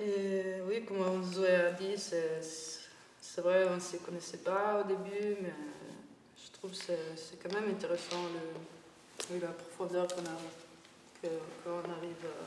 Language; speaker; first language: French; non-native, fluent; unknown